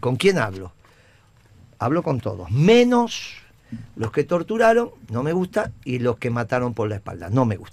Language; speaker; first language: Spanish; native; Spanish